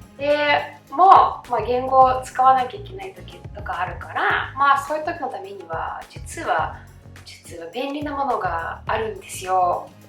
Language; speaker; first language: Japanese; non-native, fluent; Russian